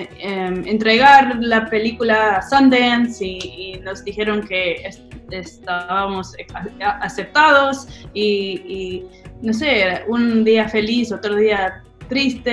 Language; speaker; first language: Spanish; non-native, fluent; English